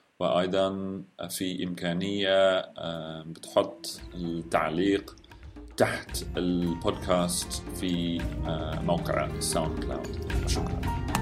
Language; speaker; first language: Arabic; non-native, fluent; English